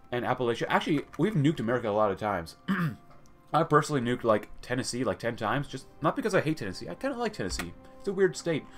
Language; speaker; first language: English; native; English